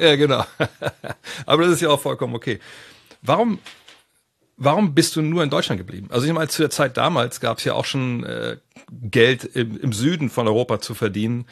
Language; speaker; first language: German; native; German